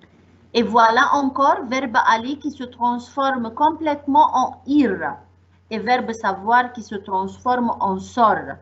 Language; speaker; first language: French; non-native, fluent; Arabic